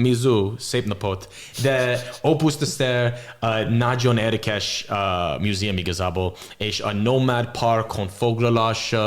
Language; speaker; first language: Hungarian; non-native, learner; English